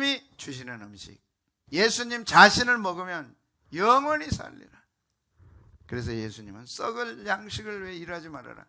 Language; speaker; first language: Korean; native; Korean